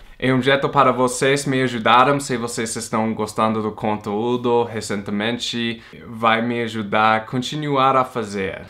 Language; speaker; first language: Portuguese; non-native, fluent; English